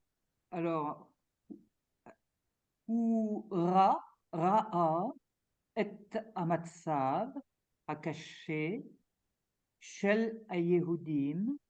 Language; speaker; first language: Hebrew; non-native, learner; French